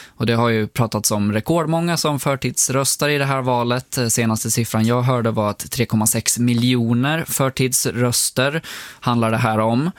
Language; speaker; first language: Swedish; native; Swedish